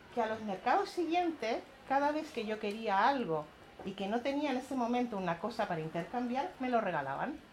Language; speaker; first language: Spanish; native; Spanish